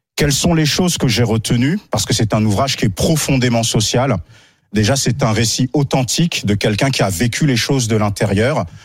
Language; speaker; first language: French; native; French